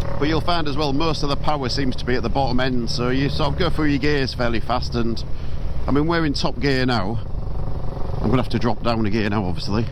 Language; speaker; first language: English; native; English